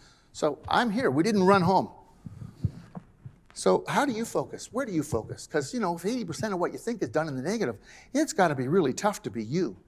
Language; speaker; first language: English; native; English